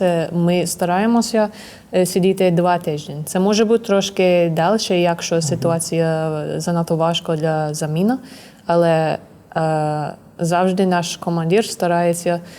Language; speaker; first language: Ukrainian; non-native, learner; English